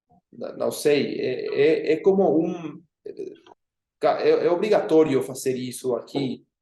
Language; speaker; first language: Portuguese; non-native, fluent; Spanish